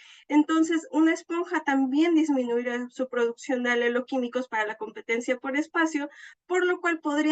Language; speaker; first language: Spanish; native; Spanish